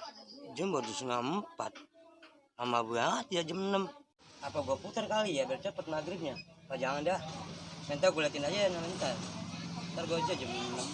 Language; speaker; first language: Indonesian; native; Indonesian